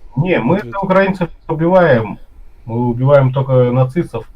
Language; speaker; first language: Russian; native; Russian